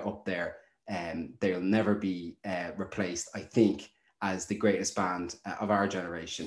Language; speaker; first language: English; native; English